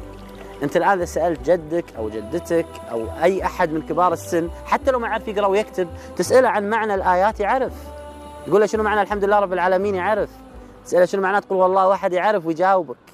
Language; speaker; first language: Arabic; native; Arabic